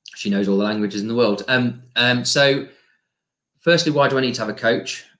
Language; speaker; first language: English; native; English